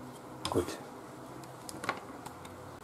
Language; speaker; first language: German; native; German